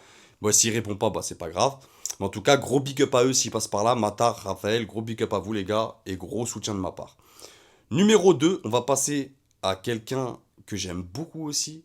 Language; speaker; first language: French; native; French